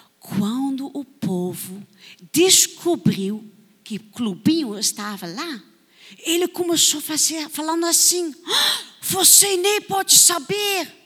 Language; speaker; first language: Portuguese; non-native, fluent; Dutch